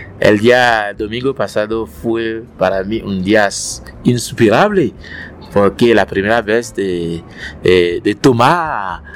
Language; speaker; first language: Spanish; non-native, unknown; French